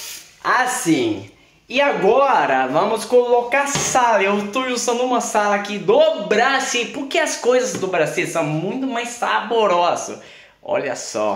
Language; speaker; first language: Portuguese; non-native, fluent; Swedish